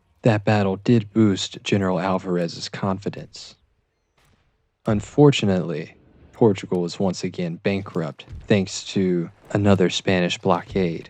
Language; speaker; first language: English; native; English